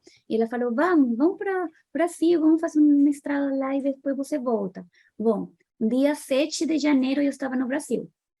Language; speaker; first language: Portuguese; non-native, fluent; Spanish